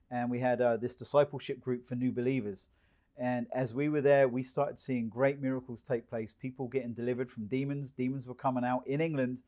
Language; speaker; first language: English; native; English